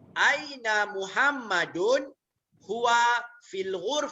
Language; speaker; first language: Arabic; non-native, fluent; Malay